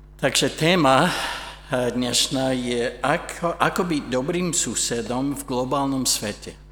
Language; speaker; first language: Slovak; non-native, fluent; English